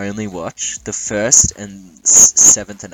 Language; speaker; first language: English; native; English